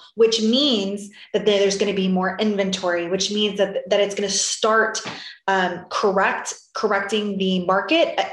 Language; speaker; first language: English; native; English